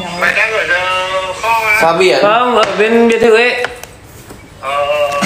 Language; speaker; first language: Vietnamese; native; Vietnamese